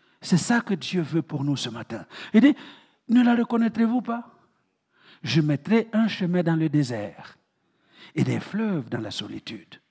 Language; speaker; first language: French; non-native, local second language; Mossi